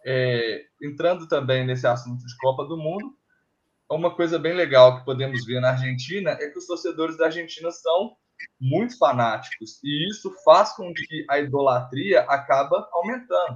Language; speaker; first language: Portuguese; native; Portuguese